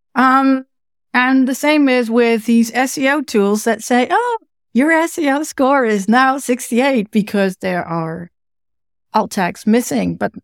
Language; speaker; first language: English; non-native, fluent; Dutch